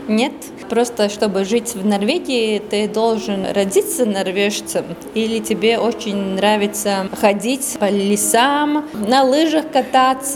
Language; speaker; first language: Russian; non-native, local second language; Latvian